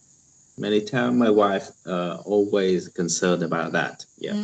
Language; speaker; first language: English; non-native, learner; Vietnamese